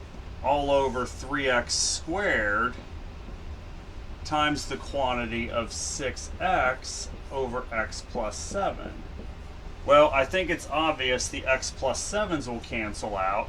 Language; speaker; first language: English; native; English